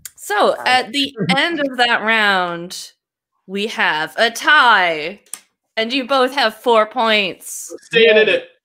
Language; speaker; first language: English; native; English